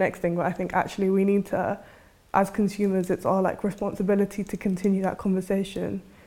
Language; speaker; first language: English; native; English